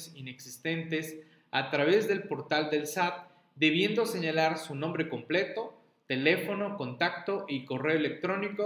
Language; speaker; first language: Spanish; native; Spanish